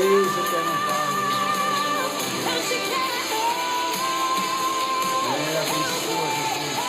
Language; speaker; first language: Portuguese; native; Portuguese